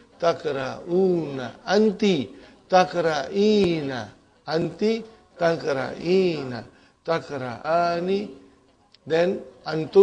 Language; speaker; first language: Arabic; non-native, fluent; English